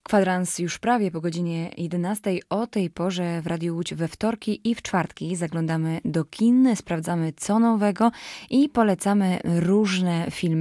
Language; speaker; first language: Polish; native; Polish